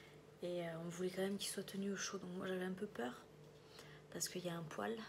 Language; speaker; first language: French; native; French